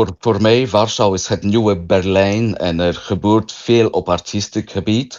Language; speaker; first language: Dutch; non-native, learner; English